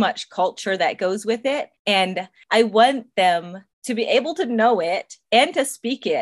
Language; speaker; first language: English; non-native, local second language; Pennsylvania German